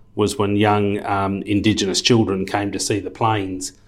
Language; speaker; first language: English; native; English